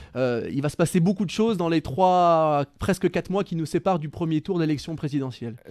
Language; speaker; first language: French; native; French